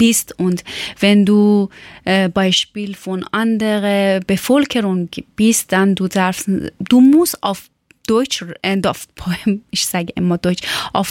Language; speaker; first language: German; non-native, learner; Persian